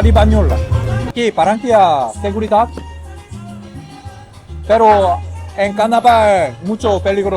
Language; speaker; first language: Spanish; non-native, learner; Korean